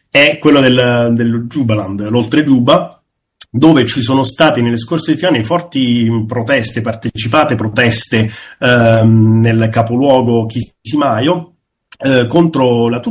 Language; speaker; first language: Italian; native; Italian